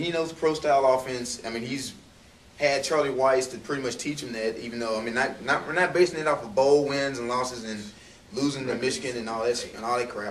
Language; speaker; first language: English; native; English